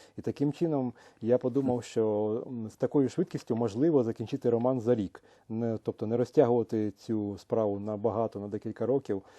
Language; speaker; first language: Ukrainian; native; Ukrainian